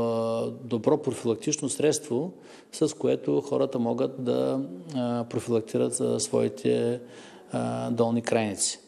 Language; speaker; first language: Bulgarian; native; Bulgarian